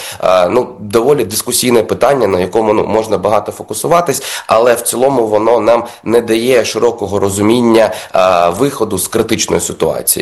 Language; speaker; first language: Ukrainian; native; Ukrainian